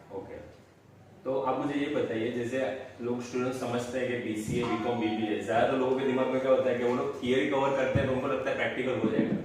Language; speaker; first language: Hindi; native; Hindi